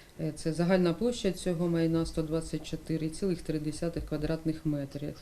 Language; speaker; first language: Ukrainian; non-native, local second language; Russian